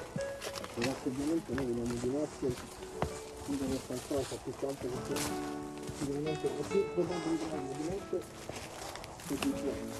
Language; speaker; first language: Italian; native; Italian